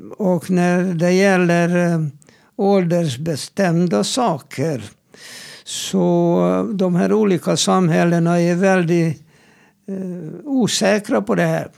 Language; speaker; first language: Swedish; non-native, fluent; Hungarian